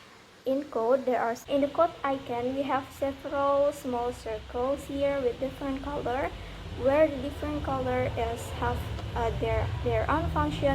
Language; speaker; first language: English; non-native, learner; Indonesian